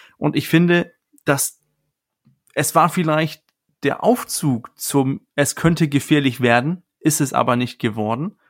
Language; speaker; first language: German; non-native, fluent; Danish